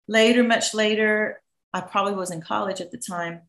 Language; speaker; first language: English; native; English